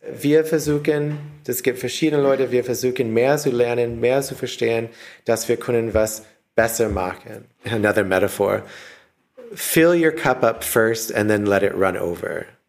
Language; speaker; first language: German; non-native, learner; English